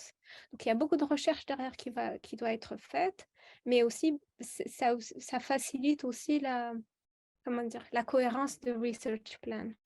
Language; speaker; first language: French; non-native, local second language; Arabic